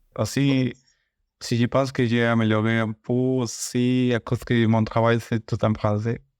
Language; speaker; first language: French; non-native, learner; Spanish